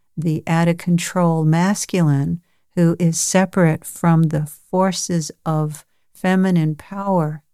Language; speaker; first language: English; native; English